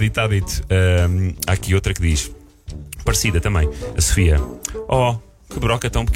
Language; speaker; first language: Portuguese; native; Portuguese